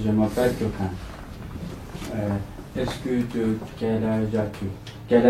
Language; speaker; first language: French; non-native, learner; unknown